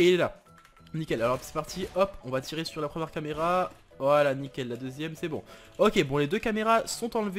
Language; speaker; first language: French; native; French